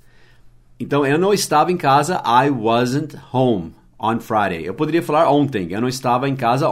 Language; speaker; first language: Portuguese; non-native, fluent; English